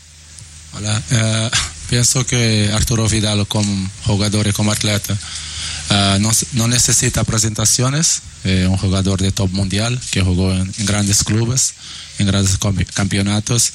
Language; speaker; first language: Spanish; non-native, learner; Portuguese